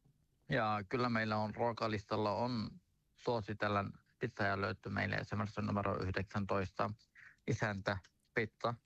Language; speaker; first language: Finnish; non-native, learner; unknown